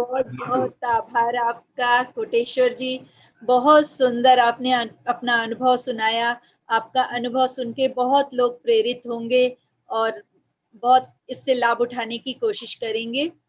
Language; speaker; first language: Hindi; native; Hindi